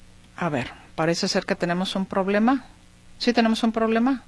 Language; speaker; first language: Spanish; native; Spanish